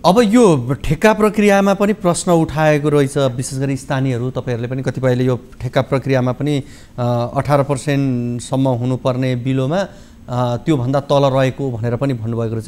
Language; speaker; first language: Nepali; native; Nepali